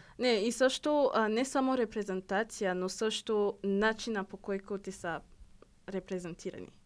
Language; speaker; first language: Bulgarian; non-native, learner; Rundi